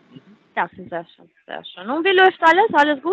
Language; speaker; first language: German; non-native, fluent; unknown